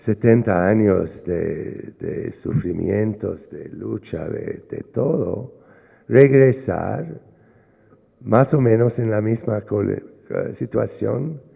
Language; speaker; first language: Spanish; non-native, fluent; English